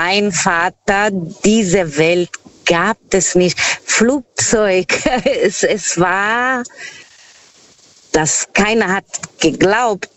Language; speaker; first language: German; non-native, learner; Portuguese